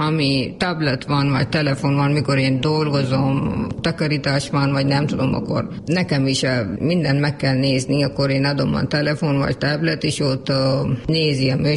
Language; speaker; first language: Hungarian; non-native, learner; Urdu